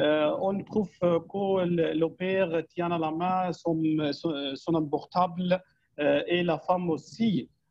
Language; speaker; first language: French; non-native, fluent; Arabic